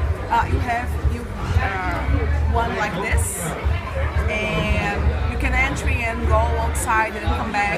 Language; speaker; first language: English; non-native, fluent; Portuguese